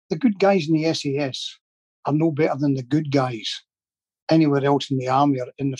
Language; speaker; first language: English; native; English